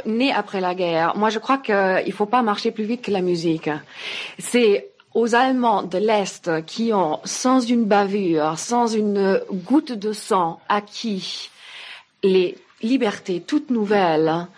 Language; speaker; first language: French; non-native, fluent; German